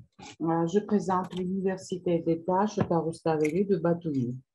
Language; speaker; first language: French; non-native, fluent; Georgian